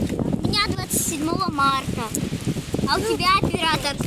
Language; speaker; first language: Russian; native; Russian